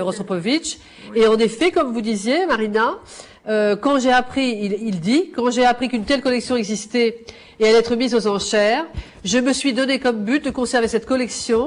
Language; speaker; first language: French; native; French